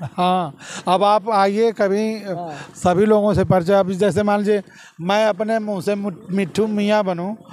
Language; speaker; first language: Hindi; native; Hindi